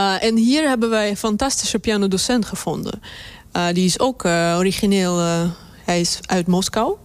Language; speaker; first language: Dutch; non-native, fluent; Russian